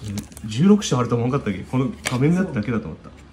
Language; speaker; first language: Japanese; native; Japanese